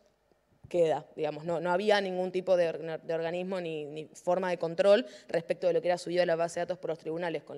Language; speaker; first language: Spanish; native; Spanish